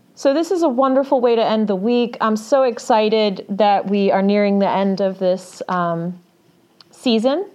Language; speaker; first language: English; native; English